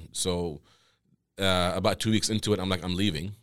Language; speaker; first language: English; non-native, fluent; Arabic